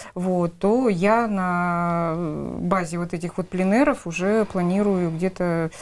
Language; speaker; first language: Russian; native; Russian